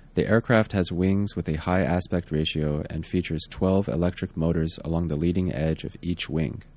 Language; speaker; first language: English; native; English